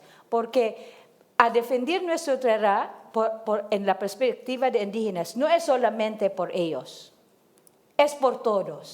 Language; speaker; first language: Spanish; non-native, learner; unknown